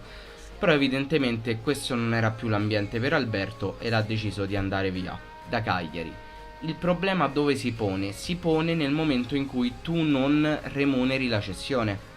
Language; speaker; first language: Italian; native; Italian